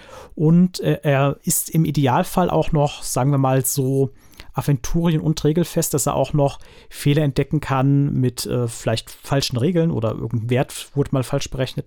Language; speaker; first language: German; native; German